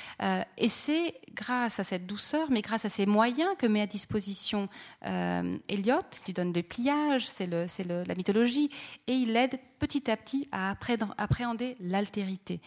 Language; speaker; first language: French; native; French